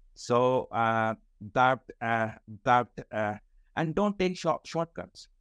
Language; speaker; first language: English; non-native, local second language; Kashmiri